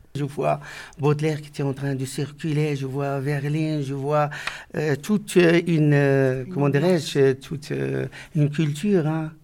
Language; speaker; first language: French; non-native, local second language; Arabic